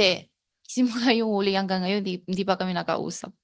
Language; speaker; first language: Filipino; non-native, learner; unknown